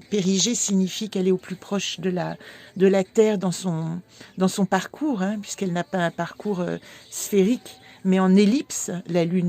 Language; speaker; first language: French; native; French